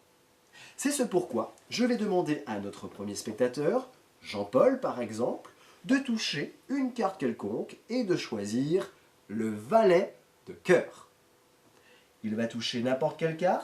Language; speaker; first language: French; native; French